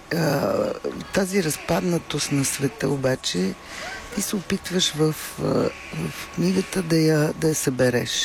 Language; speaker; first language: Bulgarian; native; Bulgarian